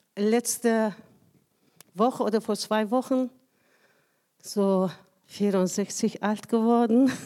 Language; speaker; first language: German; non-native, fluent; Persian